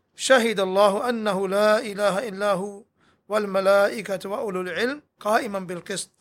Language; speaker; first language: Arabic; non-native, fluent; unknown